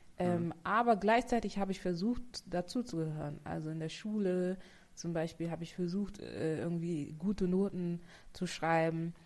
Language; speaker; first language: German; native; German